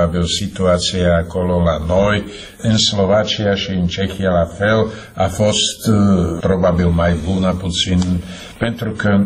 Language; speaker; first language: Romanian; non-native, fluent; Czech